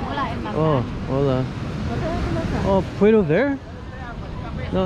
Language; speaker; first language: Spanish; non-native, learner; English